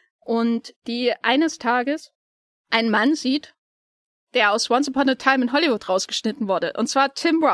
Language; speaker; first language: German; native; German